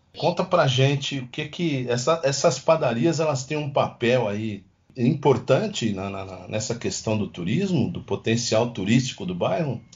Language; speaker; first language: Portuguese; native; Portuguese